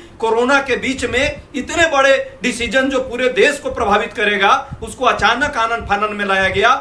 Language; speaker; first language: Hindi; native; Hindi